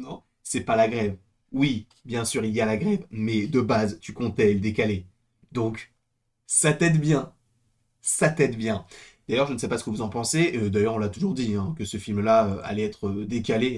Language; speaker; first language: French; native; French